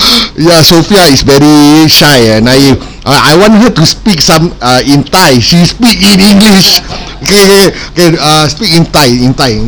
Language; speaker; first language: English; non-native, local second language; Malay